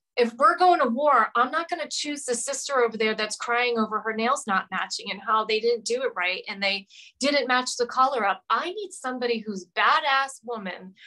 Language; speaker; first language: English; native; English